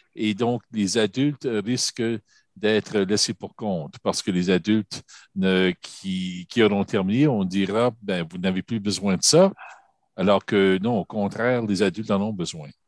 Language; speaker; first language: French; native; French